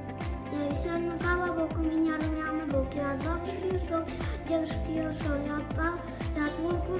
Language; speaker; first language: Russian; non-native, local second language; Kyrgyz